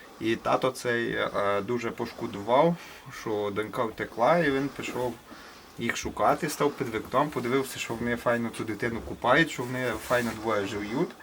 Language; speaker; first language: Ukrainian; native; Ukrainian